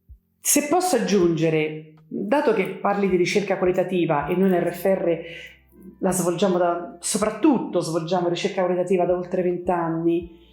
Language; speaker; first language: Italian; native; Italian